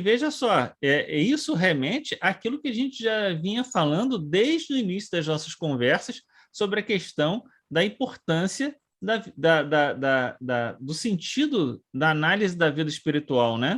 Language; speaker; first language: Portuguese; native; Portuguese